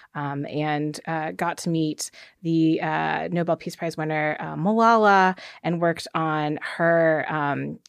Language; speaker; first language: English; native; English